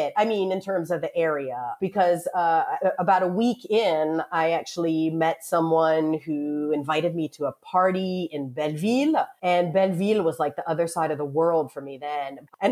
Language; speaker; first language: English; native; English